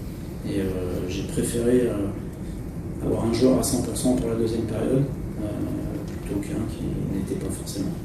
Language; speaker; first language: French; native; French